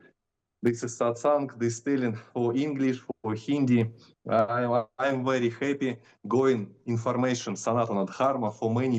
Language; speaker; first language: English; non-native, learner; Russian